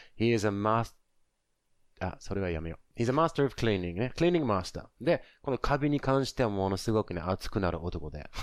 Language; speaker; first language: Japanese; non-native, fluent; English